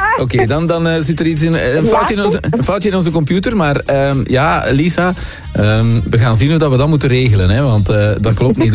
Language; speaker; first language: Dutch; native; Dutch